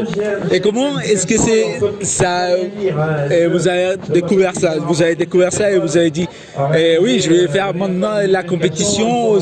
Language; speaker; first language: French; non-native, learner; Spanish